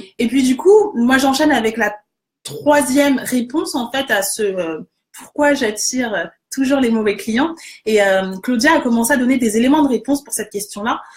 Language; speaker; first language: French; native; French